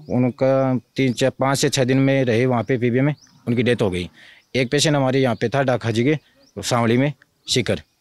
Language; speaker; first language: Hindi; native; Hindi